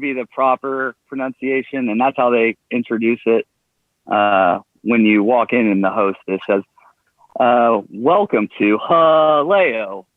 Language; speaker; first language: English; native; English